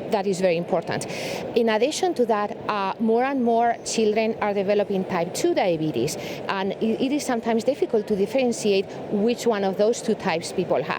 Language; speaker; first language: English; non-native, fluent; Spanish